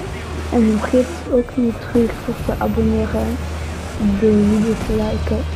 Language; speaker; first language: Dutch; non-native, local second language; French